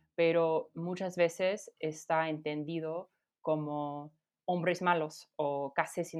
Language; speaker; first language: Spanish; non-native, fluent; English